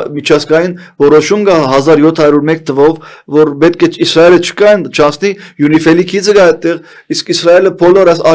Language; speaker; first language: Armenian; early bilingual, heritage; Armenian